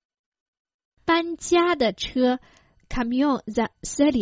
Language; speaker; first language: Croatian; non-native, fluent; Chinese